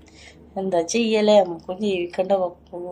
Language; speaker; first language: Malayalam; native; Malayalam